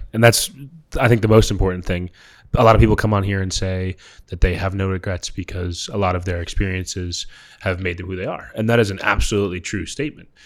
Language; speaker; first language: English; native; English